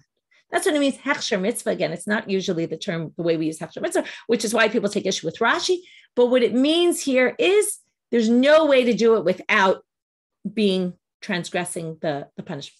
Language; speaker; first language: English; native; English